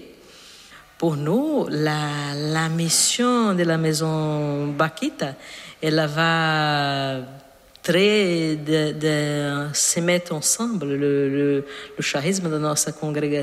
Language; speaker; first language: French; non-native, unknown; Portuguese